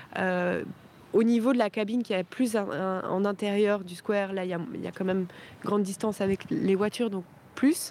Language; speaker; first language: French; native; French